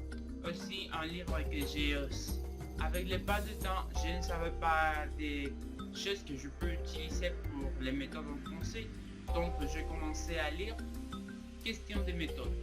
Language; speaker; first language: French; non-native, learner; Spanish